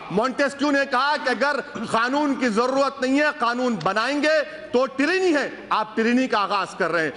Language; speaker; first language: Urdu; native; Urdu